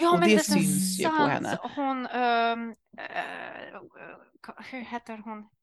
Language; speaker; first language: Swedish; non-native, learner; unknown